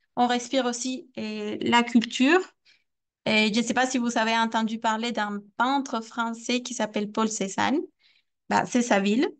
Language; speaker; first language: French; non-native, fluent; Spanish